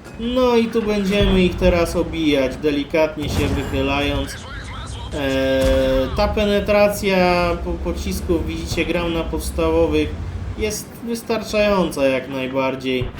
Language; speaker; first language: Polish; native; Polish